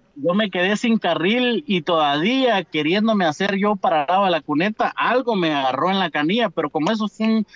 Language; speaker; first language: Spanish; native; Spanish